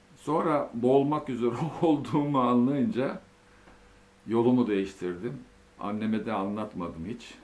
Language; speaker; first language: Turkish; early bilingual, other home language; Finnish